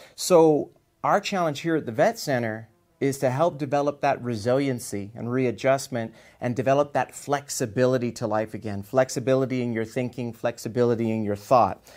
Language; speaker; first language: English; native; English